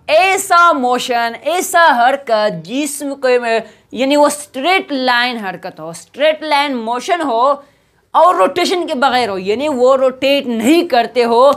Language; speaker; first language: Urdu; non-native, local second language; Pashto